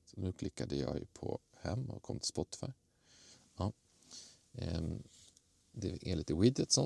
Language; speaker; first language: Swedish; native; Swedish